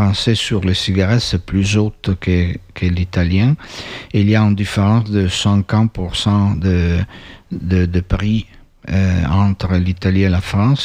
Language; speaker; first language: French; non-native, fluent; Italian